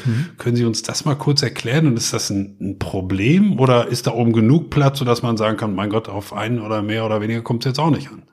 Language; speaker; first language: German; native; German